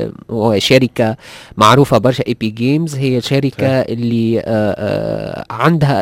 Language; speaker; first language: Arabic; native; Arabic